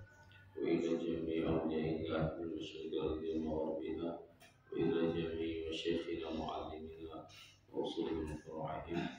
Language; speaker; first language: Arabic; non-native, fluent; Indonesian